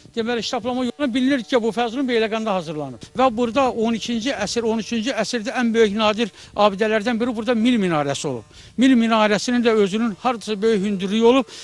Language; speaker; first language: Azerbaijani; native; Azerbaijani